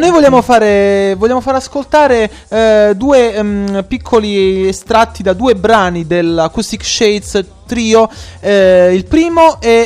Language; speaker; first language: Italian; native; Italian